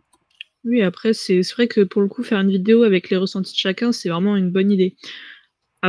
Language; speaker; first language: French; native; French